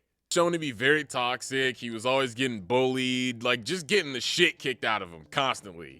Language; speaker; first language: English; native; English